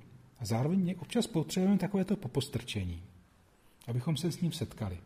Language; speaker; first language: Czech; native; Czech